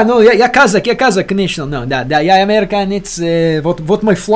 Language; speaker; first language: Russian; non-native, learner; English